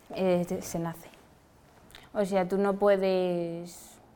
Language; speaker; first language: Spanish; non-native, fluent; Wolof